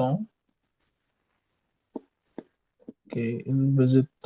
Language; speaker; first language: French; non-native, learner; Hindi